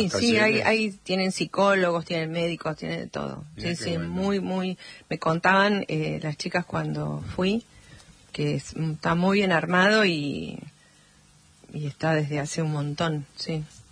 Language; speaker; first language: Spanish; native; Spanish